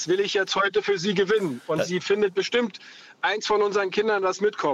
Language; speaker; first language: German; non-native, fluent; Greek